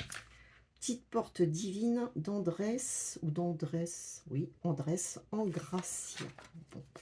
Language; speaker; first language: French; native; French